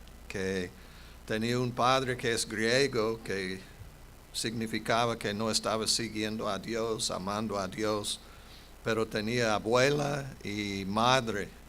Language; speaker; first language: Spanish; non-native, fluent; English